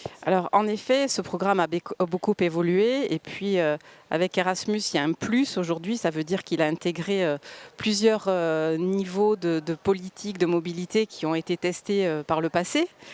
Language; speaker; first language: French; native; French